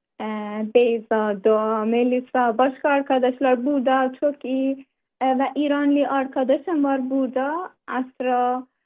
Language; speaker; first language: Turkish; non-native, learner; Persian